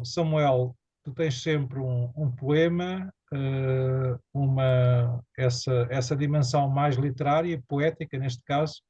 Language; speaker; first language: Portuguese; native; Portuguese